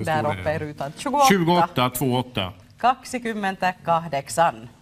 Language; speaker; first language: Swedish; native; Swedish